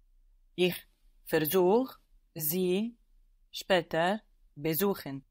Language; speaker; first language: German; non-native, learner; English